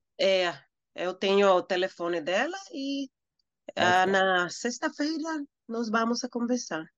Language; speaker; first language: Portuguese; non-native, learner; Spanish